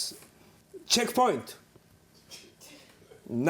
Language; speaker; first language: English; non-native, learner; Japanese